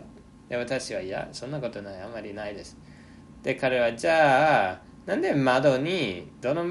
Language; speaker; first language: Japanese; non-native, fluent; English